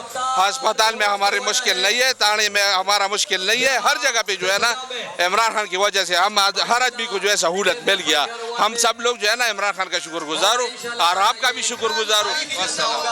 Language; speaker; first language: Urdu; non-native, local second language; Pashto